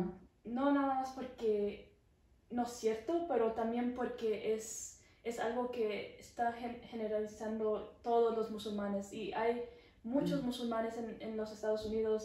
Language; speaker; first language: Spanish; early bilingual, heritage; Spanish